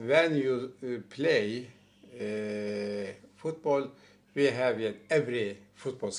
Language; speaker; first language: English; non-native, learner; Turkish